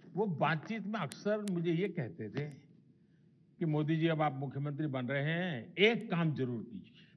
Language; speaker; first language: Hindi; non-native, local second language; Gujarati